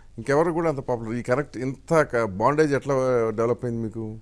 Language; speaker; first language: Telugu; native; Telugu